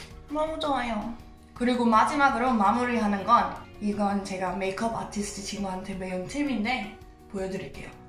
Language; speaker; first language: Korean; non-native, fluent; English